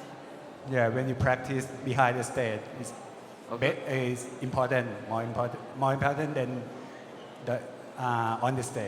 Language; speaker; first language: English; non-native, learner; Thai